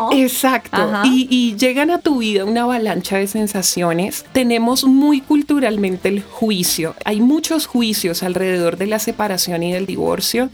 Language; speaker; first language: Spanish; native; Spanish